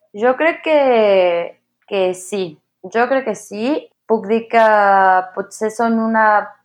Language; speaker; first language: Catalan; non-native, fluent; Spanish